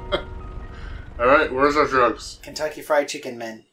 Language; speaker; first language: English; native; English